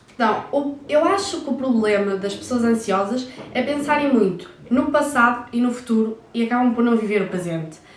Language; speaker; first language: Portuguese; early bilingual, heritage; Portuguese